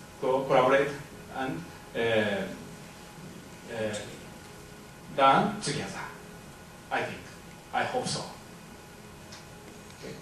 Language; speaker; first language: English; non-native, learner; Japanese